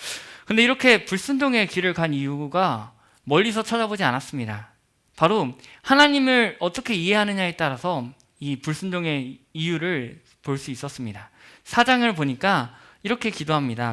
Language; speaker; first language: Korean; native; Korean